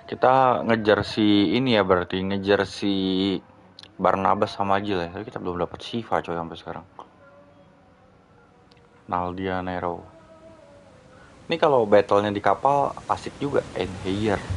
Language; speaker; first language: Indonesian; native; Indonesian